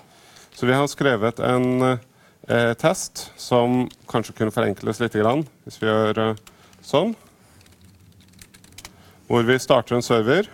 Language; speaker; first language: Norwegian; native; Norwegian